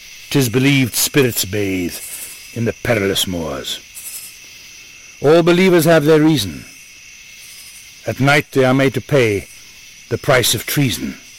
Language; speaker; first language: English; native; English